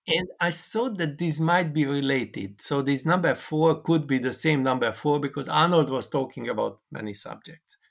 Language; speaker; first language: English; non-native, fluent; Hungarian